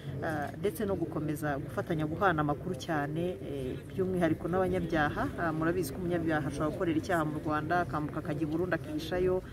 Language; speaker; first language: Kinyarwanda; native; Kinyarwanda